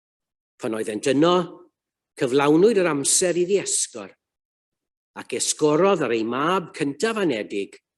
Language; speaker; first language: Welsh; native; Welsh